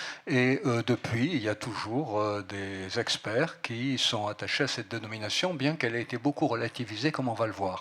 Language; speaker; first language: French; native; French